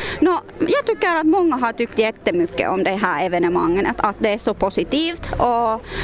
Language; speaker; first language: Swedish; non-native, local second language; Finnish